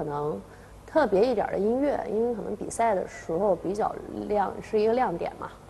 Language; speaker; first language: Chinese; native; Chinese